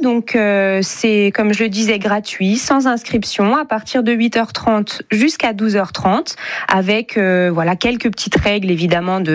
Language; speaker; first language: French; native; French